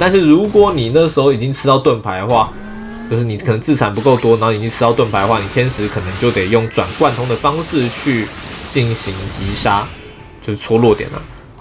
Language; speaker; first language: Chinese; native; Chinese